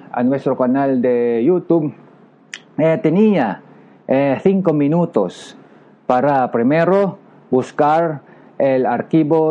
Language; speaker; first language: Spanish; non-native, learner; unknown